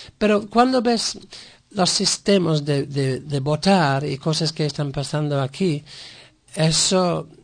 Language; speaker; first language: Spanish; non-native, fluent; English